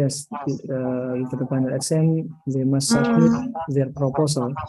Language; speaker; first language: English; non-native, learner; Indonesian